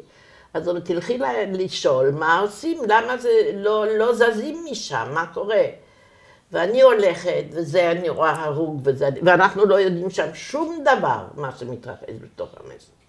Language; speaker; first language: Hebrew; non-native, fluent; German